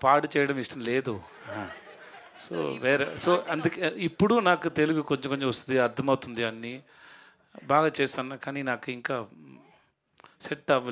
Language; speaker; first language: Telugu; non-native, learner; Tamil